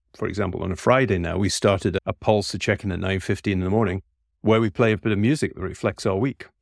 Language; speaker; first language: English; native; English